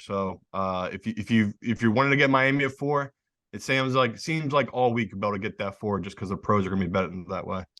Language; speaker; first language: English; native; English